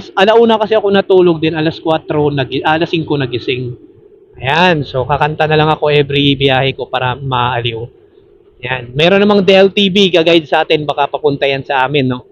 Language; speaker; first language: Filipino; non-native, local second language; Cebuano